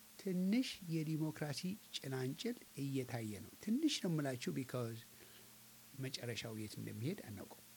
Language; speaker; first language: Amharic; non-native, local second language; Tigrinya